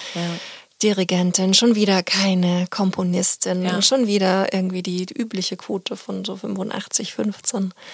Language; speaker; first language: German; native; German